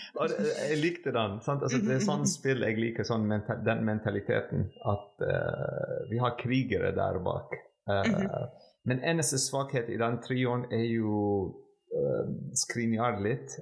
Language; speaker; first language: Norwegian; non-native, fluent; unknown